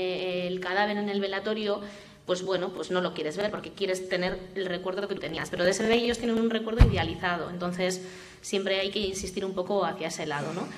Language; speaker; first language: Spanish; native; Spanish